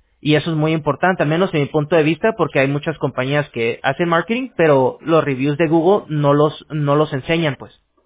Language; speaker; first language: Spanish; native; Spanish